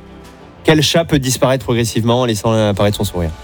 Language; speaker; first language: French; native; French